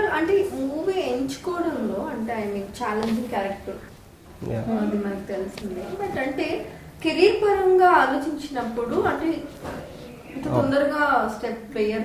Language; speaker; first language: Telugu; native; Telugu